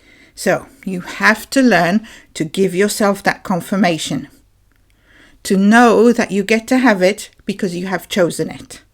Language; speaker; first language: English; native; English